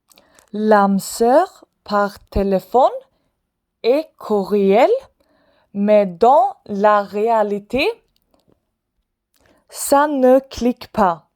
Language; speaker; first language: French; non-native, fluent; Swedish